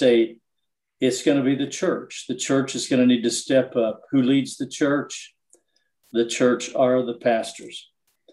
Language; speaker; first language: English; native; English